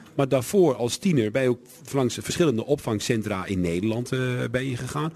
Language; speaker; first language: Dutch; native; Dutch